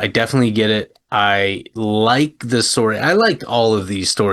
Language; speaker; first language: English; native; English